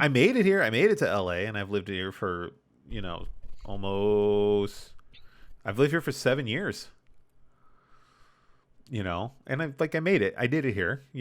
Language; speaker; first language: English; native; English